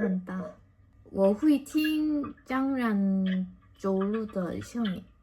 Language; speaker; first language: Chinese; non-native, learner; Korean